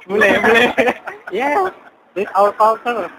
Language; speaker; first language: English; non-native, learner; Indonesian